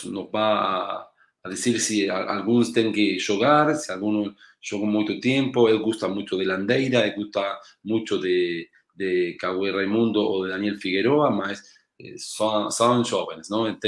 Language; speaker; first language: Portuguese; non-native, learner; Spanish